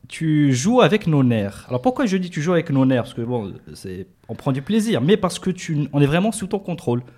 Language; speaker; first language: French; non-native, local second language; Arabic